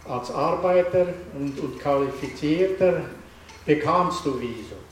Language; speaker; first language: German; non-native, learner; Romanian